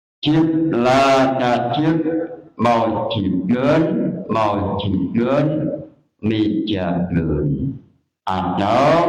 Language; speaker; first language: Arabic; non-native, fluent; Indonesian